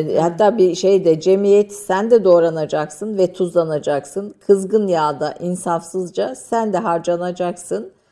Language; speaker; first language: Turkish; native; Turkish